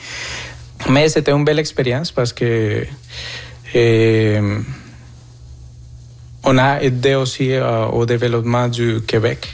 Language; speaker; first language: French; non-native, fluent; Spanish